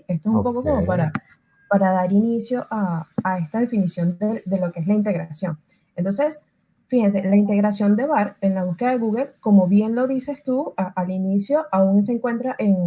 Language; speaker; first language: Spanish; native; Spanish